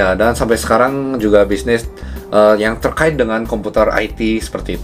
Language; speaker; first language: Indonesian; early bilingual, other home language; Korean